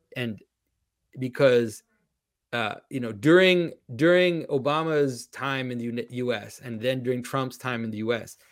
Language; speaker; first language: English; non-native, fluent; French